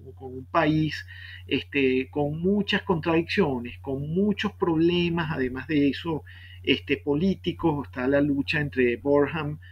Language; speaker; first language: Spanish; native; Spanish